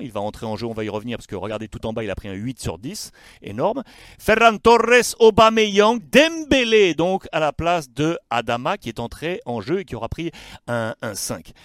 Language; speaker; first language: French; native; French